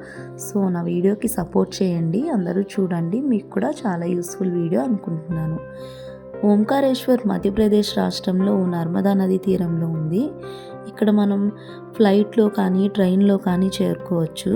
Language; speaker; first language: Telugu; native; Telugu